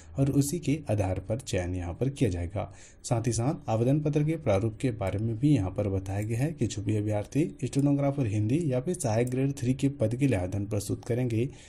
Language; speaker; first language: Hindi; native; Hindi